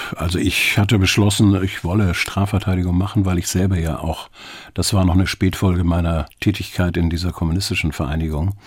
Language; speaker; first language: German; native; German